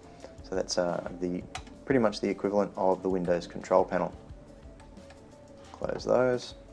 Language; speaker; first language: English; native; English